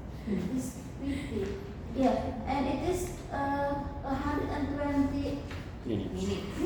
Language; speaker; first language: English; non-native, fluent; Indonesian